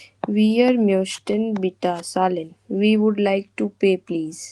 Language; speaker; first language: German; non-native, fluent; Hindi